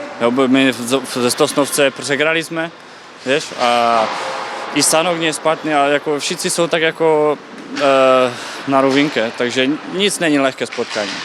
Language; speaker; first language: Polish; non-native, learner; Czech